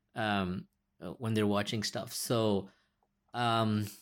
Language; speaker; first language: English; early bilingual, other home language; Hindi